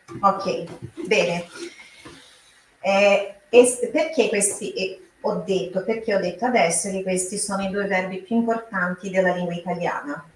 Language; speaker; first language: Italian; non-native, fluent; Portuguese